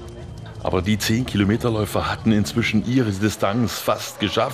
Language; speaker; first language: German; native; German